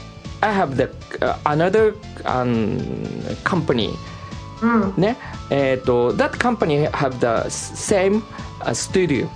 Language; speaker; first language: English; non-native, learner; Japanese